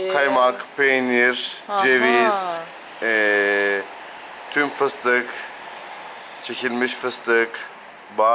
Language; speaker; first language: Turkish; native; Turkish